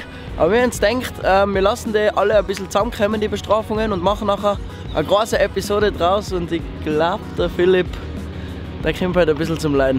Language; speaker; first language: German; native; German